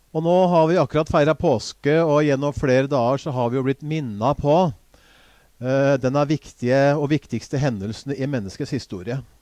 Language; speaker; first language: Norwegian; native; Norwegian